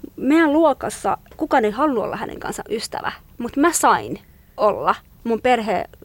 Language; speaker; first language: Finnish; non-native, fluent; Kurdish